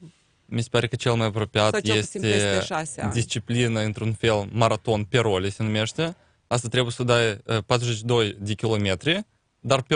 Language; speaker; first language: Romanian; non-native, local second language; Russian